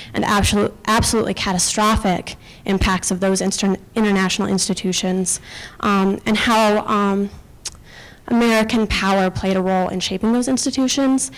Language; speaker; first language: English; native; English